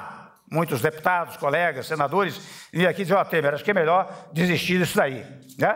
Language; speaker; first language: Portuguese; native; Portuguese